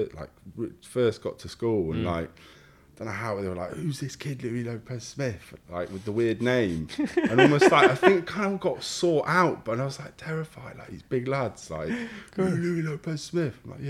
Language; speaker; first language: English; native; English